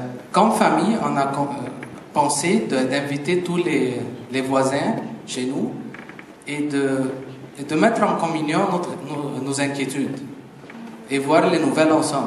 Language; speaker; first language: French; non-native, fluent; Arabic